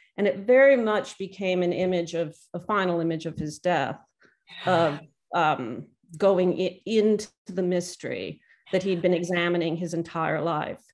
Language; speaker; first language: English; native; English